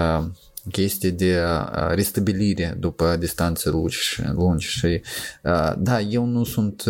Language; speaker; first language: Romanian; non-native, local second language; Russian